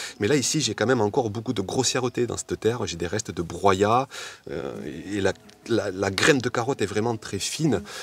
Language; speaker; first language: French; native; French